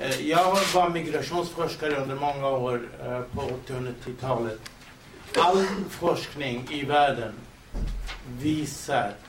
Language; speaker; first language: Swedish; non-native, fluent; Kurdish